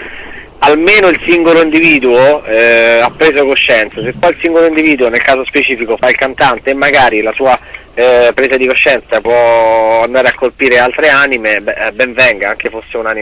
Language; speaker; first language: Italian; native; Italian